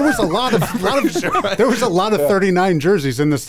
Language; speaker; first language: English; native; English